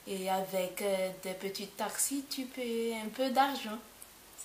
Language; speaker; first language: French; non-native, local second language; Malagasy